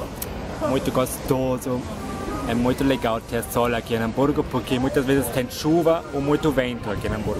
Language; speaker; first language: Portuguese; non-native, fluent; German